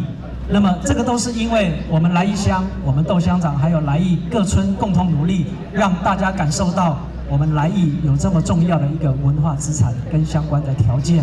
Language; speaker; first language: Chinese; native; Chinese